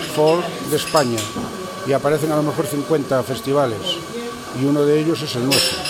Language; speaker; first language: Spanish; native; Spanish